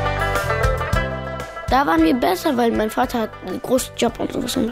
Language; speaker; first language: German; early bilingual, other home language; Pashto